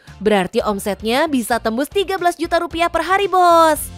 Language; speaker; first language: Indonesian; native; Indonesian